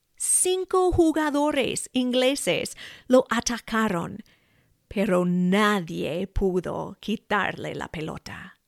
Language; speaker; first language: Spanish; non-native, fluent; English